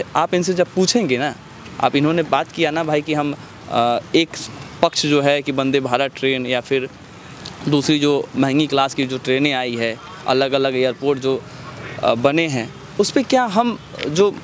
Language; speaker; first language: Hindi; native; Hindi